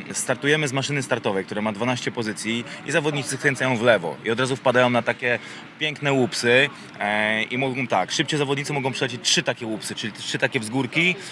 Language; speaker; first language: Polish; native; Polish